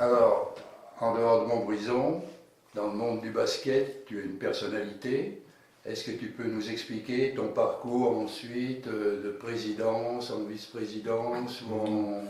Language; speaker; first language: French; native; French